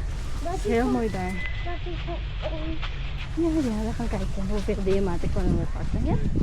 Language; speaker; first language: Dutch; non-native, learner; Filipino